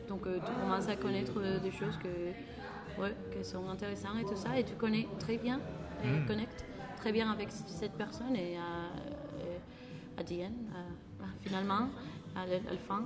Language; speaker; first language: French; non-native, learner; Spanish